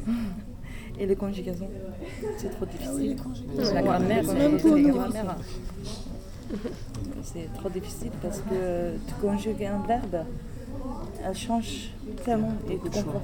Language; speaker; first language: French; non-native, learner; Kurdish